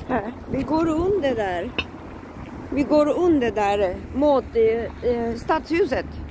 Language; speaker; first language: Swedish; non-native, fluent; Japanese